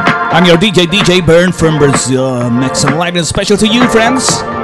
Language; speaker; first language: English; non-native, learner; Portuguese